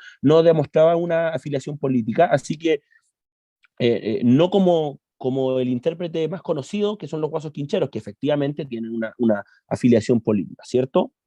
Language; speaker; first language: Spanish; native; Spanish